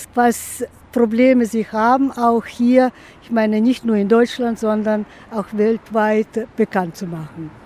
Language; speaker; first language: German; non-native, fluent; Russian